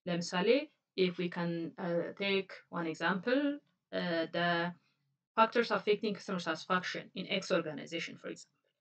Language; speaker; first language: English; non-native, local second language; Amharic